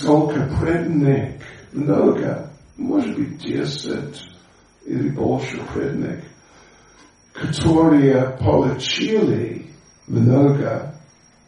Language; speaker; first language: Russian; non-native, learner; English